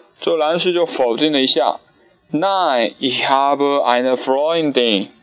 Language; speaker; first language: German; non-native, learner; Chinese